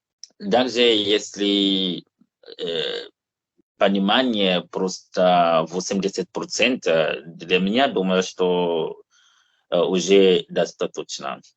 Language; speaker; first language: Russian; non-native, learner; English